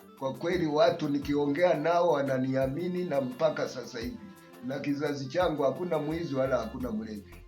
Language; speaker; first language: Swahili; non-native, local second language; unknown